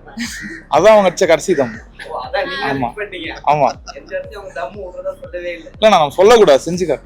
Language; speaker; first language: Tamil; native; Tamil